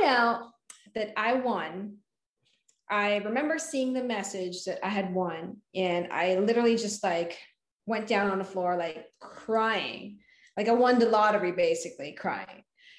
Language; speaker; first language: English; non-native, local second language; Filipino